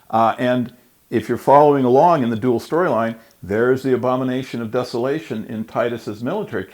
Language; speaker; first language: English; native; English